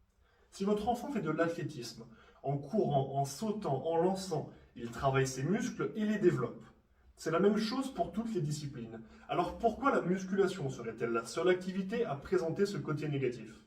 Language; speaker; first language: French; native; French